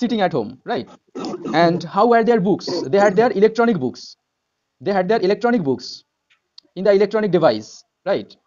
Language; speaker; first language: English; non-native, local second language; Bangla